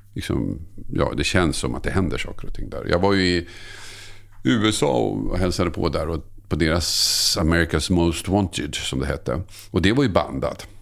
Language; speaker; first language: Swedish; native; Swedish